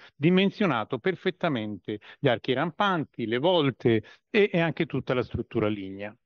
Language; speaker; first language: Italian; native; Italian